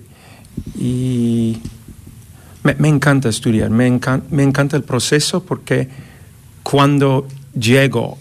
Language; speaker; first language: Spanish; non-native, fluent; English